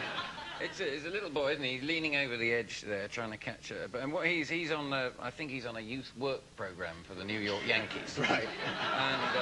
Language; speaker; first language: English; native; English